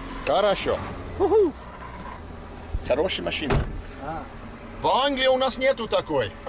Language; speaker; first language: Russian; non-native, learner; English